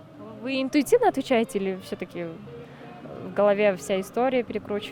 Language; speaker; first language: Russian; native; Russian